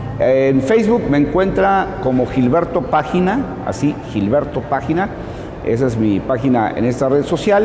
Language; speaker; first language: Spanish; native; Spanish